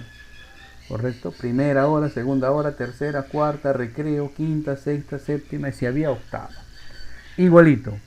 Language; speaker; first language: Spanish; native; Spanish